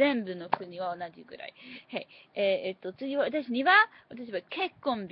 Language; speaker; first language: Japanese; non-native, learner; English